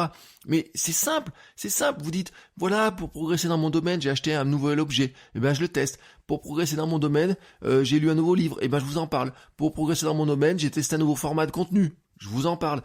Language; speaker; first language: French; native; French